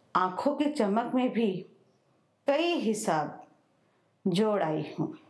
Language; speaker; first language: Hindi; non-native, local second language; Malayalam